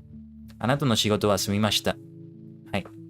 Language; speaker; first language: Japanese; non-native, learner; English